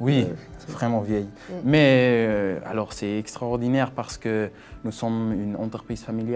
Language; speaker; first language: French; non-native, fluent; Swiss German